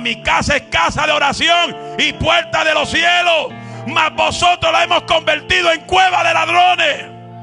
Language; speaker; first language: Spanish; native; Spanish